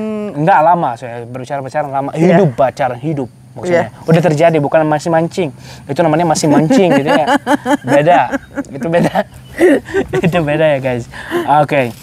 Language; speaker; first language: Indonesian; non-native, fluent; Arabic